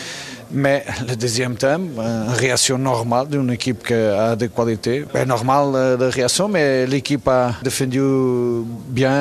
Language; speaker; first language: French; non-native, fluent; Portuguese